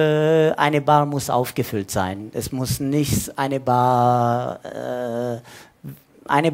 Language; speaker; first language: German; non-native, fluent; Italian